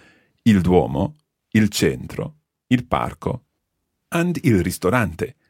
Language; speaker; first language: Italian; non-native, fluent; English